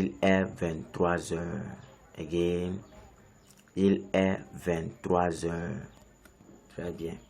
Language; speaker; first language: French; non-native, fluent; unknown